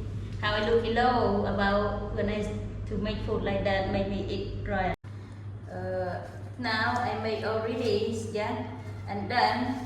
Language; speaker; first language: English; non-native, learner; Khmer